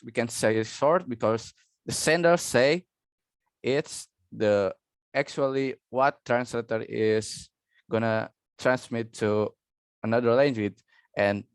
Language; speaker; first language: English; non-native, learner; Indonesian